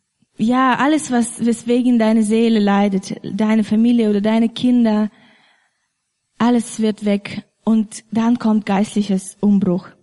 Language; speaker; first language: German; non-native, fluent; Russian